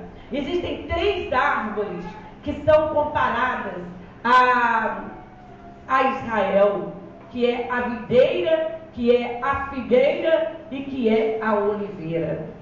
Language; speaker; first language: Portuguese; native; Portuguese